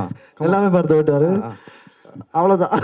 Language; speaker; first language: Tamil; non-native, fluent; Malayalam